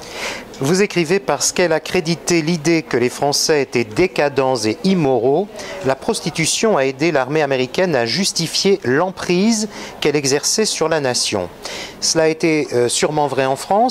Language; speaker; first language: French; native; French